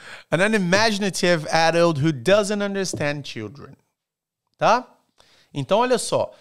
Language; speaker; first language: English; non-native, fluent; Portuguese